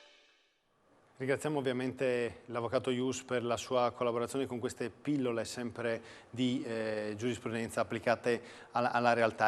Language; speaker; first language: Italian; native; Italian